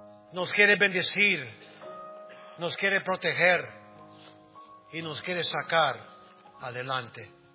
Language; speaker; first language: Spanish; native; Spanish